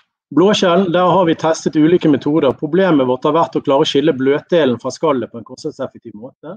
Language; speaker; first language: Norwegian; native; Norwegian